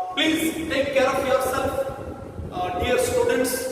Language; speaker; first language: English; non-native, local second language; Gujarati